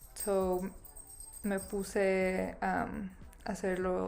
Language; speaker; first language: Spanish; early bilingual, other home language; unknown